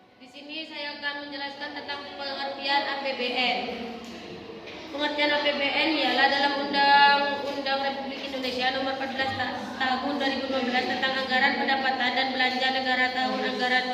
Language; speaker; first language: Indonesian; native; Indonesian